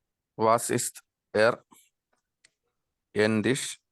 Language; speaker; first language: German; non-native, learner; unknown